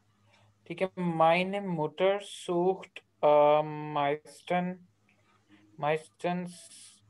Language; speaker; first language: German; non-native, learner; Urdu